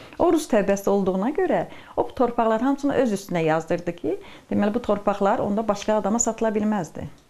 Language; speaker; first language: Azerbaijani; native; Azerbaijani